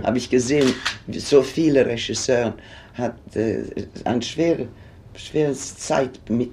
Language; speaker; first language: German; non-native, fluent; Swedish